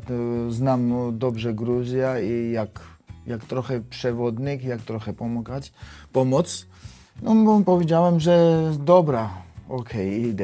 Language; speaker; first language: Polish; non-native, learner; Georgian